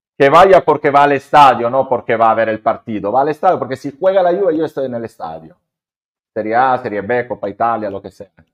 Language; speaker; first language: Spanish; non-native, fluent; Italian